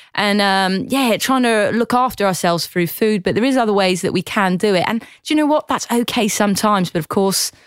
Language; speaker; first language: English; native; English